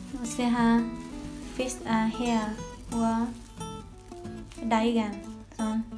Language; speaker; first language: Norwegian; non-native, learner; Vietnamese